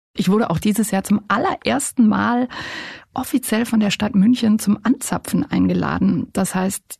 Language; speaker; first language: German; native; German